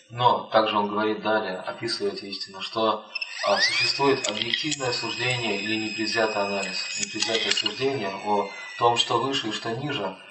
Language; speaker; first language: Russian; native; Russian